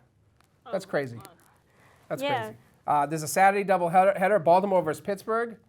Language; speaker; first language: English; native; English